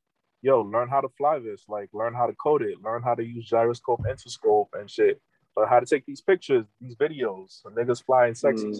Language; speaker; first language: English; non-native, fluent; Haitian Creole